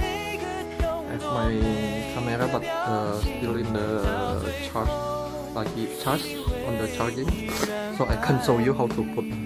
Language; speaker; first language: English; non-native, learner; Indonesian